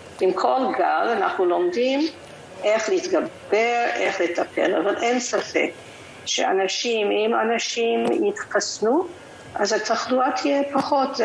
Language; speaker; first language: Hebrew; non-native, fluent; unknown